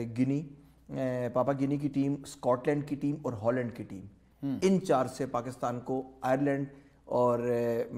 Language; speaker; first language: Urdu; native; Urdu